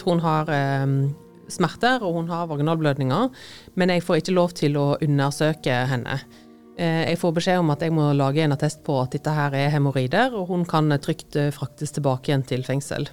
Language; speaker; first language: Norwegian; native; Norwegian